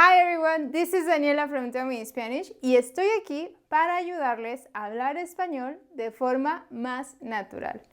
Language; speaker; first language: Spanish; native; Spanish